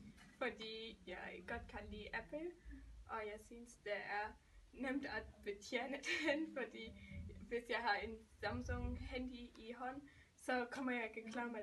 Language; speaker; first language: Danish; non-native, local second language; German